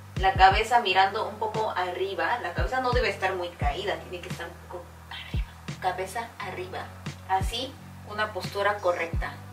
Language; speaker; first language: Spanish; non-native, fluent; Korean